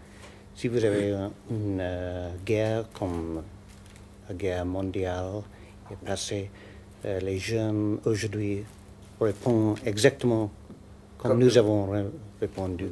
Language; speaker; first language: French; non-native, learner; English